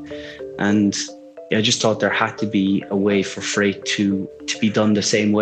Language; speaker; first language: English; native; English